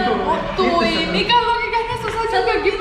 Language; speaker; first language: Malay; non-native, fluent; English